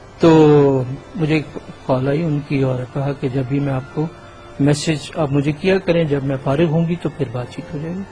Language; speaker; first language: Urdu; non-native, local second language; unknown